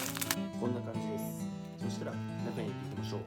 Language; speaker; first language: Japanese; native; Japanese